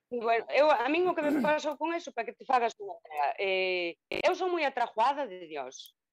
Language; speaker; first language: Galician; native; Galician